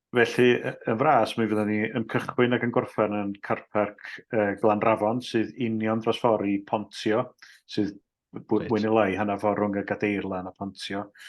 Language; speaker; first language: Welsh; native; Welsh